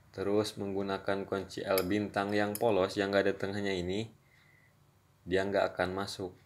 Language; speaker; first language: Indonesian; non-native, local second language; Sundanese